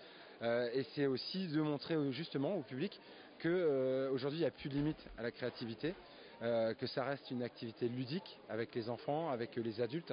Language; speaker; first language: French; native; French